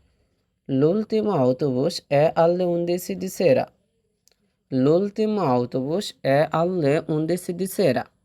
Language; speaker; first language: Italian; non-native, fluent; Bangla